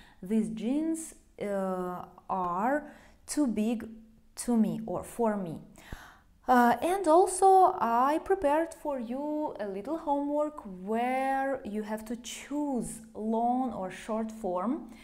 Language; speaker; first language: English; non-native, fluent; Russian